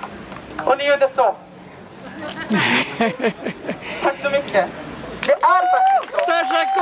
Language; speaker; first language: Swedish; non-native, fluent; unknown